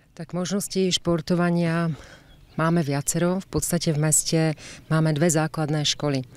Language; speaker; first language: Slovak; native; Slovak